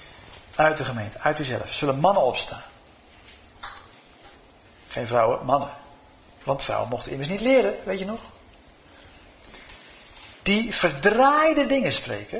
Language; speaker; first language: Dutch; native; Dutch